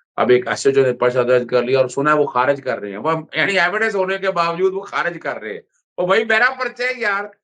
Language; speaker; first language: Urdu; non-native, local second language; Punjabi